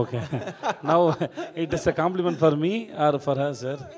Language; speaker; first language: Telugu; non-native, learner; Tamil